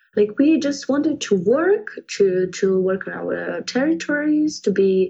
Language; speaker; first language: English; non-native, fluent; Ukrainian